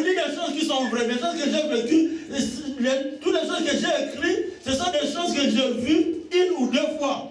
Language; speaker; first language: French; non-native, local second language; Lingala